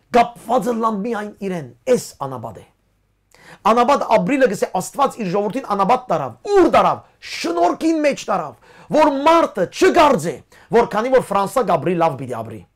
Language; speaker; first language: Armenian; early bilingual, heritage; Armenian